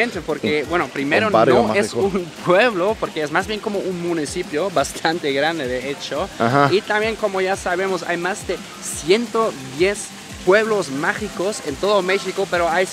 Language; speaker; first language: Spanish; non-native, fluent; German